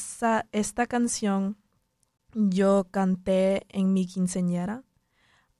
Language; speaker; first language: Spanish; early bilingual, heritage; Spanish